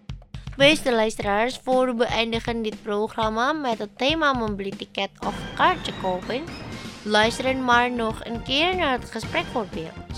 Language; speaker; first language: Dutch; non-native, learner; Indonesian